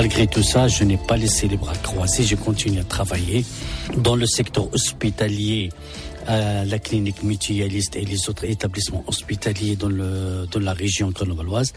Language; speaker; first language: French; non-native, local second language; Arabic